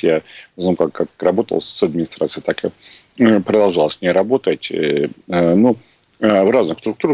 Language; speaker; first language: Russian; native; Russian